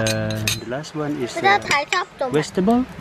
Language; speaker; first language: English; non-native, learner; Thai